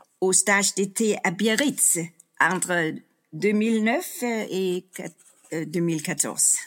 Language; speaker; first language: French; non-native, fluent; Danish